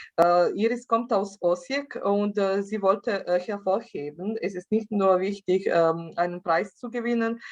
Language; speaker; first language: German; non-native, fluent; Croatian